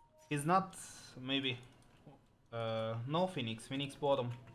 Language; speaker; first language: English; non-native, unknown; Turkish